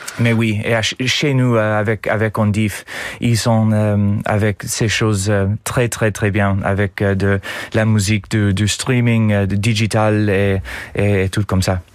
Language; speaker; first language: French; non-native, learner; English